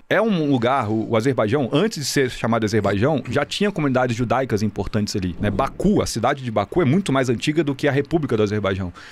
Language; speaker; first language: Portuguese; native; Portuguese